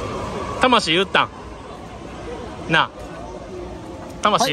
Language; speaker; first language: Japanese; native; Japanese